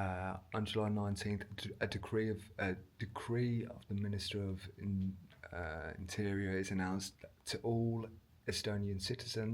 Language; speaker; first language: English; native; English